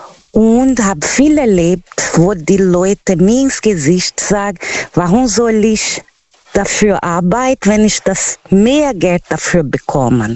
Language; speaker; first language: German; non-native, fluent; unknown